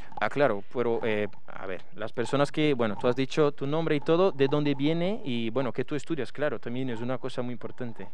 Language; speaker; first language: Spanish; non-native, fluent; Portuguese